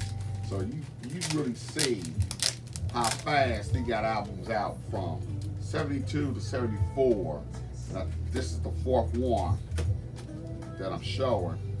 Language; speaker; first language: English; native; English